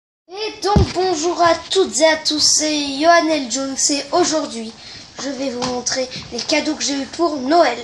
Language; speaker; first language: French; native; French